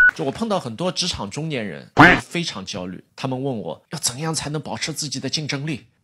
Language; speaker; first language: Chinese; native; Chinese